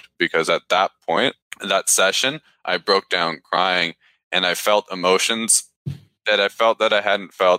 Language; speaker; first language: English; native; English